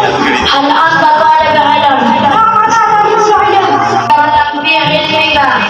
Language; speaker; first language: Arabic; non-native, learner; Urdu